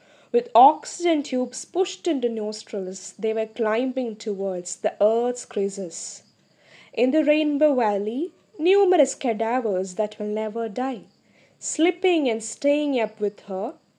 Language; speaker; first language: English; non-native, local second language; Malayalam